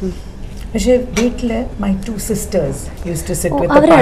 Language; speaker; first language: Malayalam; non-native, local second language; English